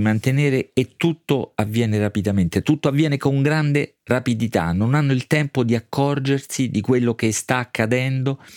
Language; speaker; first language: Italian; native; Italian